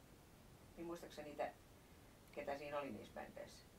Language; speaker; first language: Finnish; native; Finnish